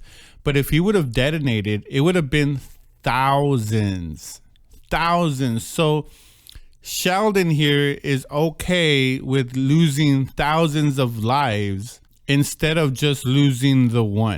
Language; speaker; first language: English; native; English